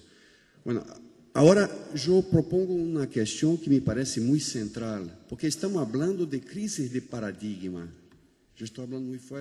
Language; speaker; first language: Spanish; non-native, fluent; Portuguese